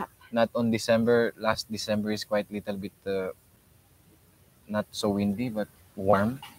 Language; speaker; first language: English; non-native, local second language; Filipino